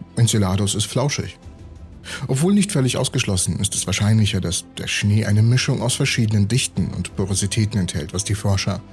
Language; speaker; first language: German; early bilingual, other home language; Russian